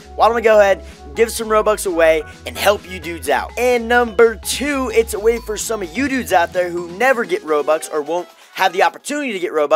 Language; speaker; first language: English; native; English